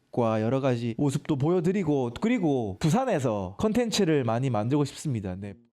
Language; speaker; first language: Korean; native; Korean